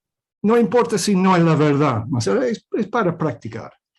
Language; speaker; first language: Spanish; non-native, fluent; English